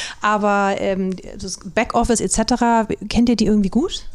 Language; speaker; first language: German; native; German